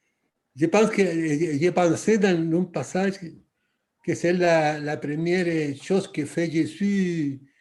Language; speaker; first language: French; non-native, fluent; Spanish